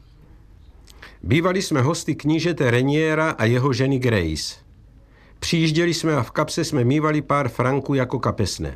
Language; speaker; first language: Czech; native; Czech